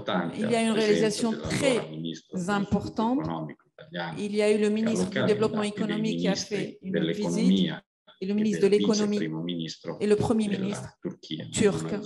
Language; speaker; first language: French; non-native, fluent; Italian